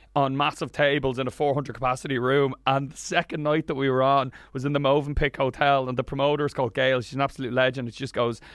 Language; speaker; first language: English; native; English